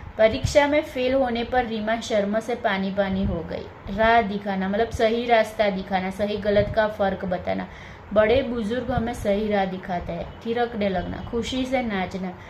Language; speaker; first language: Hindi; non-native, local second language; Gujarati